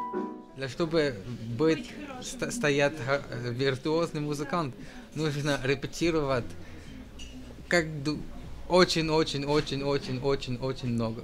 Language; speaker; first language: Russian; non-native, learner; French